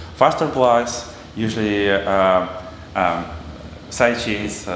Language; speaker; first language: English; non-native, fluent; Russian